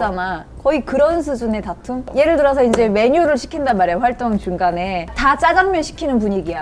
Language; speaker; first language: Korean; native; Korean